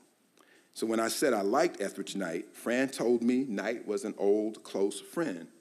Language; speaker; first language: English; native; English